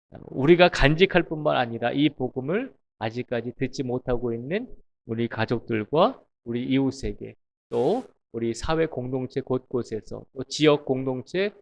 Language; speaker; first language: Korean; native; Korean